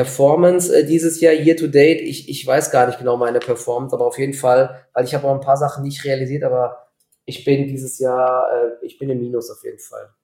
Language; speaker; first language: German; native; German